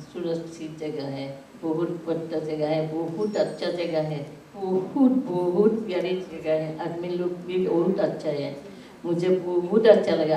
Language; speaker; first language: Hindi; non-native, local second language; Assamese